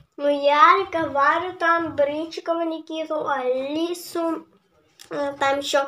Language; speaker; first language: Russian; native; Russian